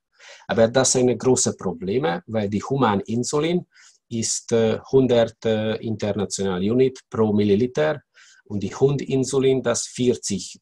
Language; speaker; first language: German; non-native, learner; Hungarian